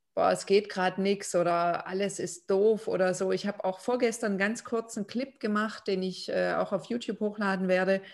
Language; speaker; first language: German; non-native, fluent; Lithuanian